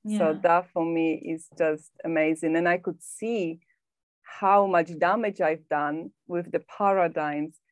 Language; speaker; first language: English; non-native, fluent; Polish